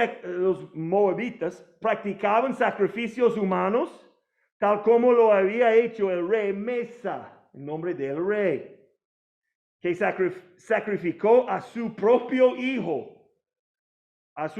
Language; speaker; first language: Spanish; non-native, learner; English